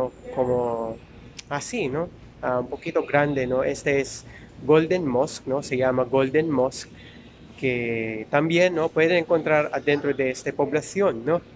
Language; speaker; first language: Spanish; non-native, learner; Filipino